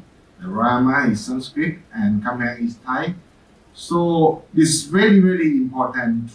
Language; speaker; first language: English; non-native, fluent; Thai